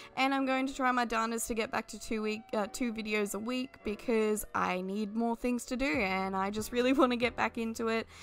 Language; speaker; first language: English; native; English